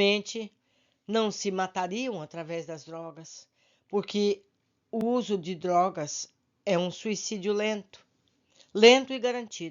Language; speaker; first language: Portuguese; native; Portuguese